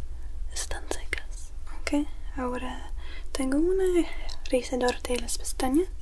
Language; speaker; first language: Spanish; non-native, learner; English